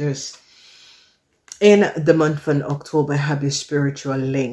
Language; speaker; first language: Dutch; non-native, learner; English